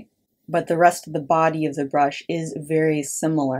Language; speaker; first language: English; native; English